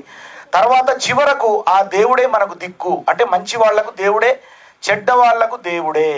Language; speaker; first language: Telugu; native; Telugu